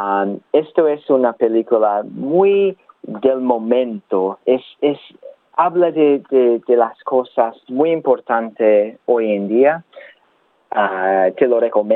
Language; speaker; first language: Spanish; non-native, learner; English